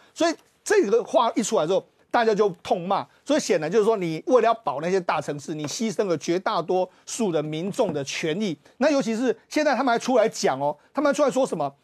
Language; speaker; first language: Chinese; native; Chinese